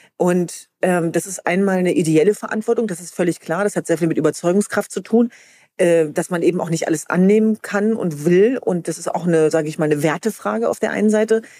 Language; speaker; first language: German; early bilingual, other home language; Kurdish